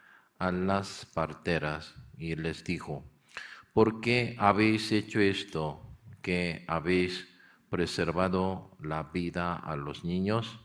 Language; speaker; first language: Spanish; non-native, learner; Korean